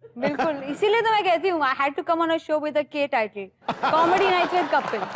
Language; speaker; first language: Hindi; native; Hindi